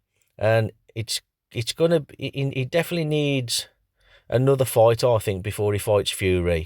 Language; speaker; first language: English; native; English